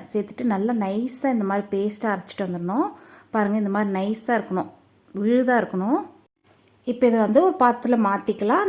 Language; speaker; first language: Tamil; native; Tamil